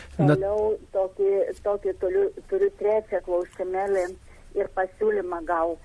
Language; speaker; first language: Lithuanian; native; Lithuanian